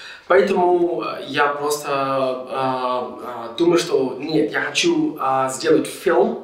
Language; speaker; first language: Russian; non-native, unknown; English